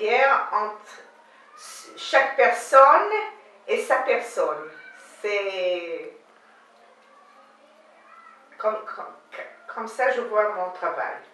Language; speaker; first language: French; non-native, learner; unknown